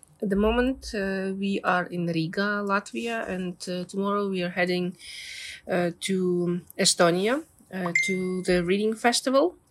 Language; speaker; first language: English; non-native, fluent; Ukrainian